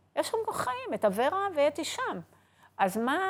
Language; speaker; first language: Hebrew; native; Hebrew